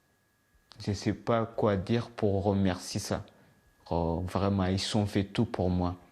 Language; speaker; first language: French; non-native, learner; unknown